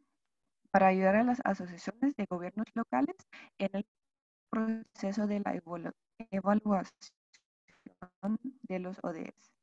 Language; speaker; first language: Spanish; non-native, fluent; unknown